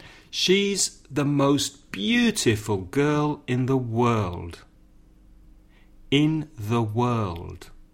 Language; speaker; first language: English; native; English